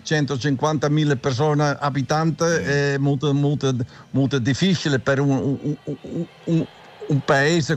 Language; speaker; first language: Italian; non-native, learner; Dutch